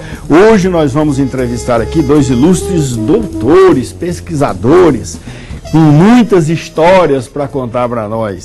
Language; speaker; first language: Portuguese; native; Portuguese